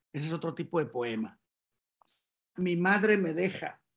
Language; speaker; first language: Spanish; native; Spanish